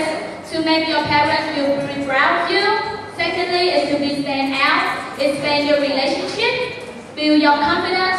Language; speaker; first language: English; non-native, learner; Vietnamese